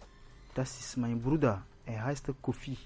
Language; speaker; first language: German; non-native, fluent; French